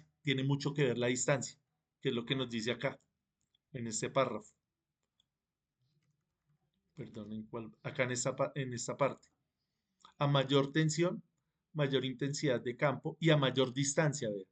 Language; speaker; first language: Spanish; native; Spanish